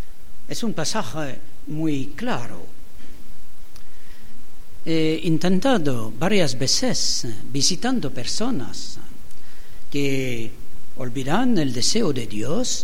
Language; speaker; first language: Spanish; non-native, learner; French